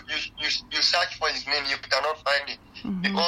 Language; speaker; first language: English; non-native, local second language; Krio